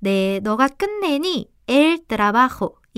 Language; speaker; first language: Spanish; non-native, fluent; Korean